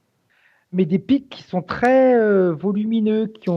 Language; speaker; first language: French; native; French